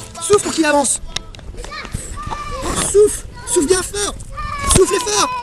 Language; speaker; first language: French; native; French